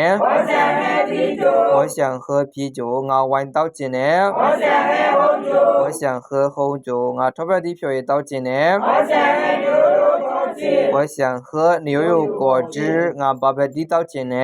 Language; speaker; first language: Chinese; non-native, fluent; Burmese